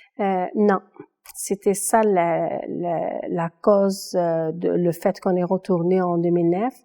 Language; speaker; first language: French; non-native, local second language; Kabyle